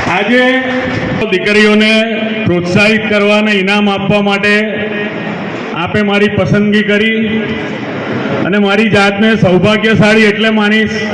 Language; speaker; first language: Gujarati; native; Gujarati